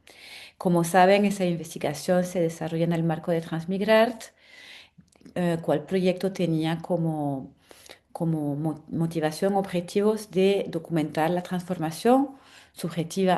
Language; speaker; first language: Spanish; non-native, fluent; French